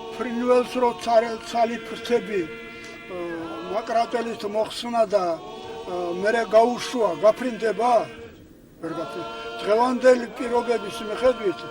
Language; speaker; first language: Georgian; non-native, local second language; Svan